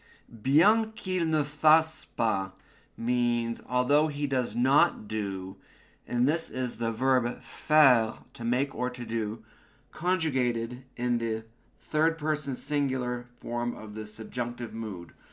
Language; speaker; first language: English; native; English